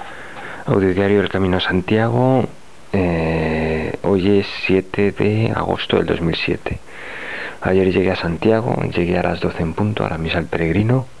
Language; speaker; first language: Spanish; native; Spanish